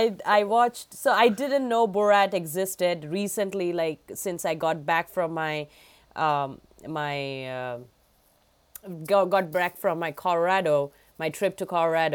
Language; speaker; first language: English; non-native, local second language; Bangla